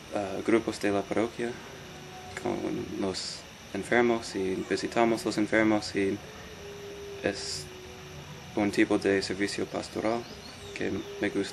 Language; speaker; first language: Spanish; non-native, fluent; English